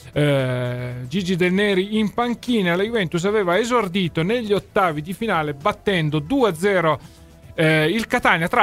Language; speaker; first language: Italian; native; Italian